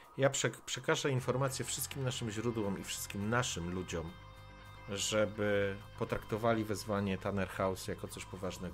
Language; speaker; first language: Polish; native; Polish